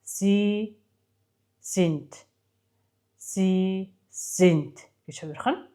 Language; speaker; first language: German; non-native, fluent; Mongolian